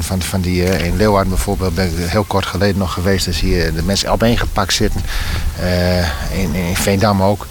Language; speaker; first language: Dutch; native; Dutch